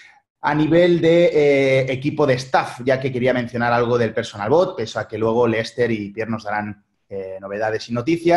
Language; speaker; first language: Spanish; native; Spanish